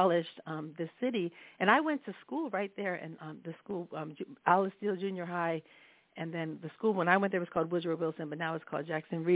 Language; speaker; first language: English; native; English